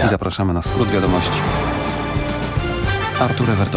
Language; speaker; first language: Polish; native; Polish